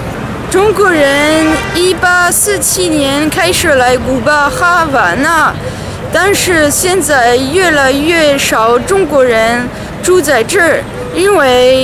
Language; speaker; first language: Chinese; non-native, fluent; French